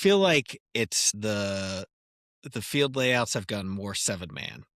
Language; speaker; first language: English; native; English